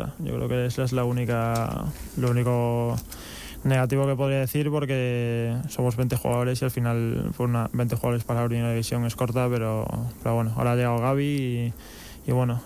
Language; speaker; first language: Spanish; native; Spanish